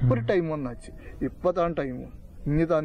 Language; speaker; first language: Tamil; non-native, learner; Malayalam